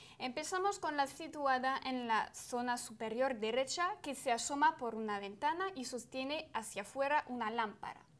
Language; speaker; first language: Spanish; non-native, fluent; French